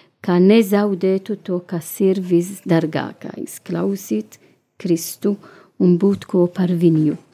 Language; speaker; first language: Latvian; non-native, learner; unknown